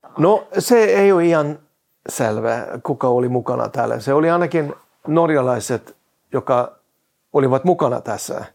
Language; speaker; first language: Finnish; non-native, fluent; Norwegian